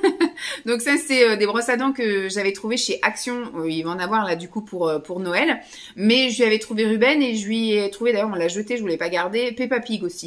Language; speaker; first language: French; native; French